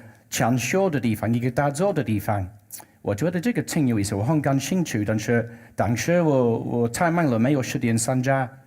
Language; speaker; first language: Chinese; non-native, learner; English